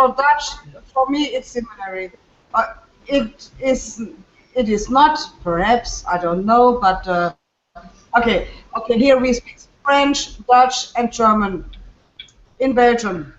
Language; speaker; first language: English; non-native, learner; French